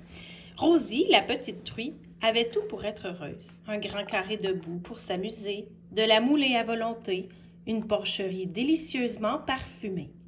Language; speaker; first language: French; native; French